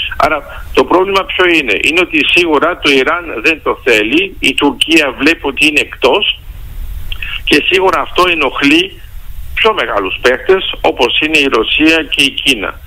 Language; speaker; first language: Greek; early bilingual, heritage; Greek